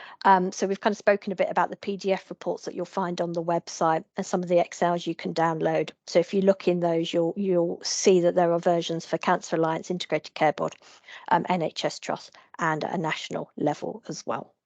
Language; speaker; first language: English; native; English